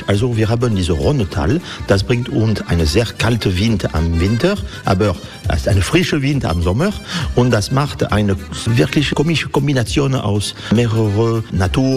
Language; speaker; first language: German; non-native, learner; French